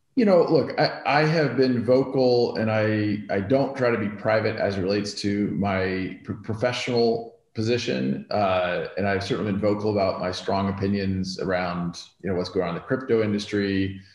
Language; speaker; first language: English; native; English